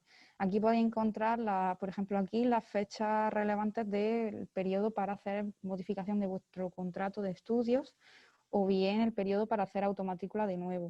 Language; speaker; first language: Spanish; native; Spanish